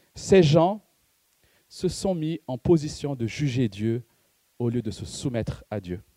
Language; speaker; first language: French; non-native, local second language; Malagasy